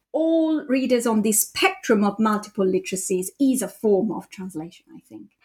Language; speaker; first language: English; non-native, fluent; Italian